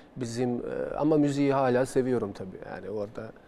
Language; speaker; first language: Turkish; non-native, fluent; Bosnian